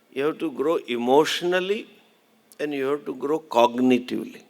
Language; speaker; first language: English; non-native, local second language; Gujarati